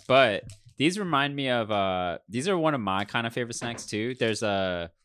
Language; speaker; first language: English; early bilingual, other home language; Korean